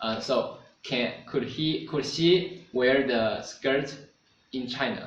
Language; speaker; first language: English; non-native, learner; Chinese